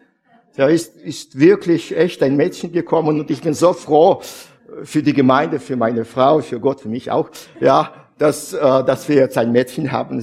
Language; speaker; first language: German; non-native, fluent; Russian